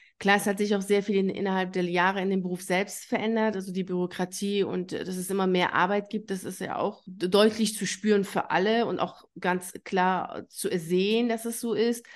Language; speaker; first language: German; native; German